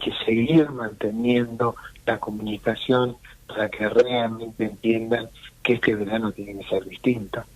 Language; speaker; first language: Spanish; native; Spanish